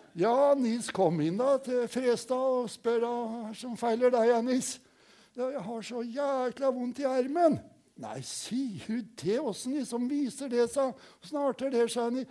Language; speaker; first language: Norwegian; native; Norwegian